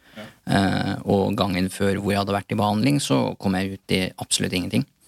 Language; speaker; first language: Norwegian; early bilingual, other home language; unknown